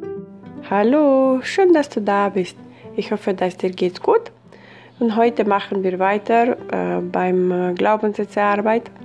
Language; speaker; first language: German; non-native, fluent; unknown